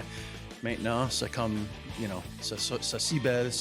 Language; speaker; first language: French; non-native, local second language; English